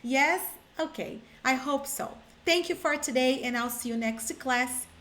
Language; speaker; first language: English; non-native, fluent; Portuguese